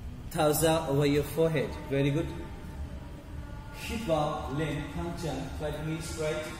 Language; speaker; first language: English; non-native, local second language; Bangla